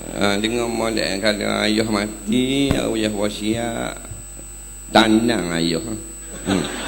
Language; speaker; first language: Malay; native; Malay